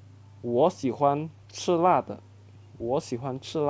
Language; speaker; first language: Chinese; non-native, fluent; Indonesian